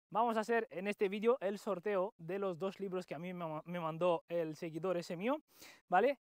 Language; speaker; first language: Spanish; non-native, fluent; Romanian